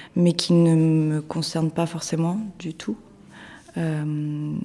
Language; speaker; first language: French; early bilingual, other home language; Russian